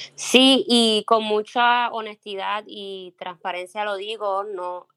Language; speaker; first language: Spanish; native; Spanish